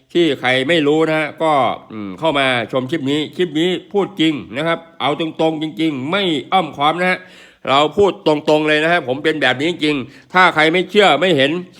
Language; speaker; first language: Thai; non-native, local second language; Northeastern Thai